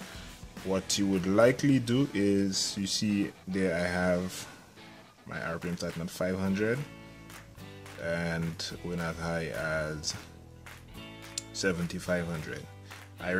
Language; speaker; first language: English; native; English